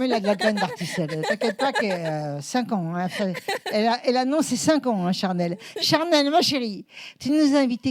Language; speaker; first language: French; native; French